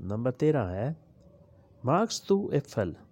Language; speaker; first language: German; non-native, learner; Urdu